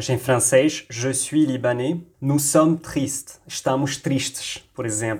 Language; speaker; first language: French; non-native, local second language; Arabic